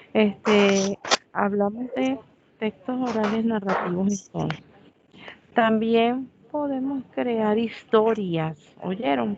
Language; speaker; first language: Spanish; native; Spanish